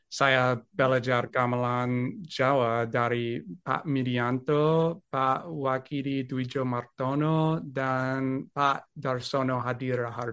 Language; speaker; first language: Indonesian; non-native, fluent; English